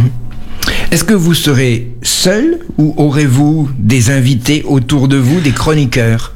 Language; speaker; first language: French; native; French